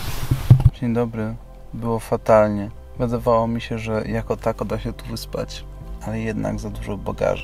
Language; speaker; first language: Polish; native; Polish